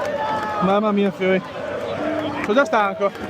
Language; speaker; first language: Italian; native; Italian